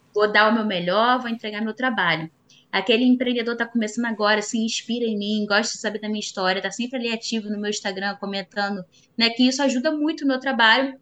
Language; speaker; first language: Portuguese; native; Portuguese